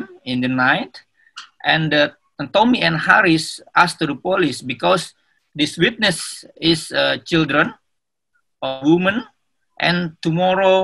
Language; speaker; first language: English; non-native, learner; Indonesian